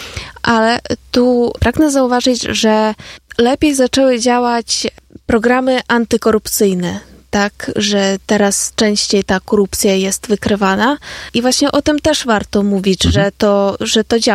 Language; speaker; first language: Polish; non-native, fluent; Ukrainian